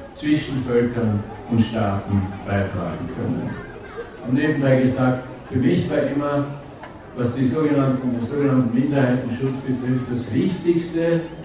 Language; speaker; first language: German; native; German